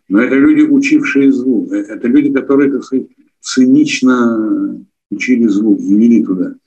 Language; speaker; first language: Russian; native; Russian